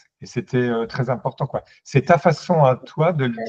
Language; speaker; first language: French; native; French